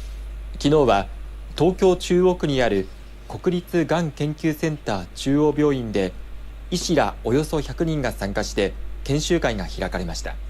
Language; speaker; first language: Japanese; native; Japanese